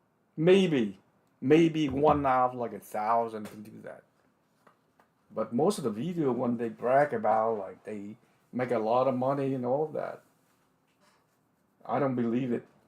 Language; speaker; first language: English; non-native, fluent; Vietnamese